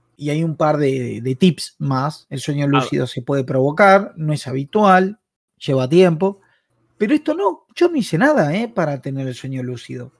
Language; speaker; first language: Spanish; native; Spanish